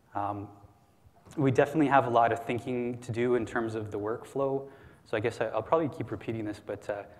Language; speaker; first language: English; native; English